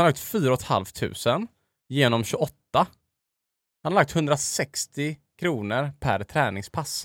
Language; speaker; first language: Swedish; native; Swedish